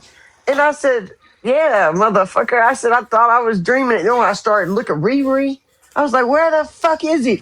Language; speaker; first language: English; native; English